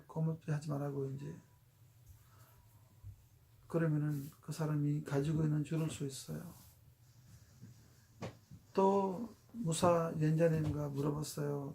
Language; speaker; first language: Korean; non-native, fluent; Urdu